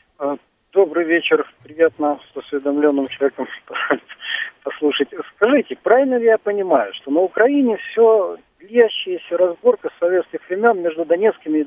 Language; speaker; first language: Russian; native; Russian